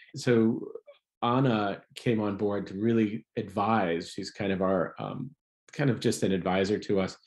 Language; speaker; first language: English; native; English